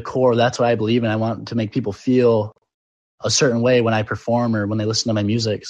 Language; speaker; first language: English; native; English